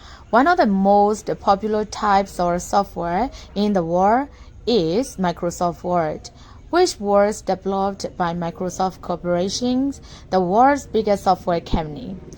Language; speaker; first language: English; non-native, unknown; Burmese